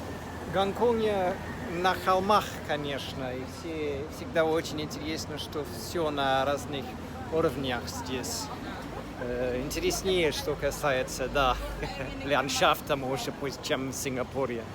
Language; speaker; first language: Russian; non-native, fluent; English